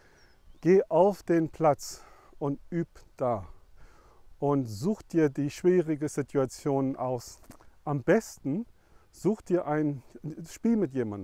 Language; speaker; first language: German; non-native, fluent; English